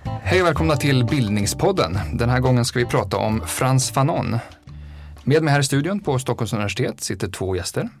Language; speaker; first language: Swedish; native; Swedish